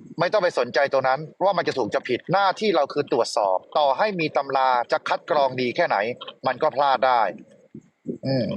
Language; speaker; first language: Thai; native; Thai